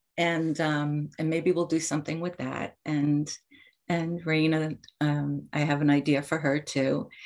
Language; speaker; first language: English; native; English